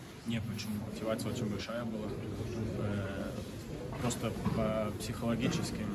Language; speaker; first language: Russian; early bilingual, heritage; Russian